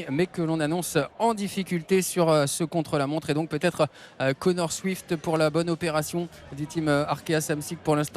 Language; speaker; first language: French; native; French